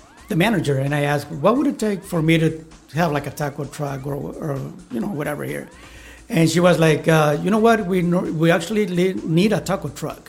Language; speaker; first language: English; non-native, fluent; Spanish